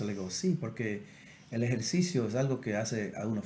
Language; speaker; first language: Spanish; native; Spanish